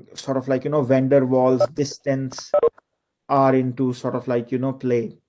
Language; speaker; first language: English; non-native, local second language; Urdu